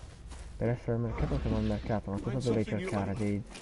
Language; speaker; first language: Italian; native; Italian